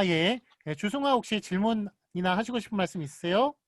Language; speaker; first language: Korean; native; Korean